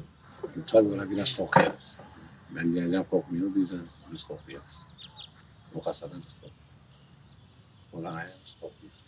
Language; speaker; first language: Turkish; non-native, local second language; Kurdish